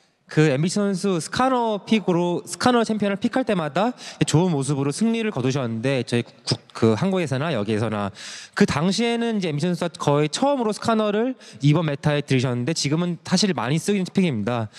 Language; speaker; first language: Korean; native; Korean